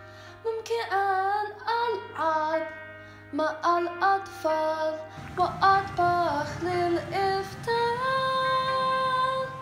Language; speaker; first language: Arabic; non-native, learner; English